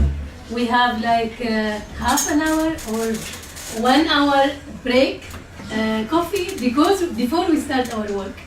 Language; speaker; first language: English; non-native, learner; Arabic